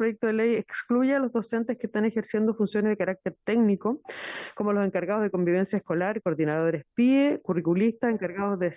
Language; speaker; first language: Spanish; native; Spanish